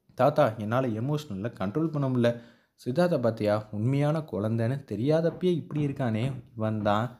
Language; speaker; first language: Tamil; native; Tamil